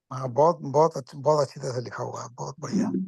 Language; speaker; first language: Hindi; native; Hindi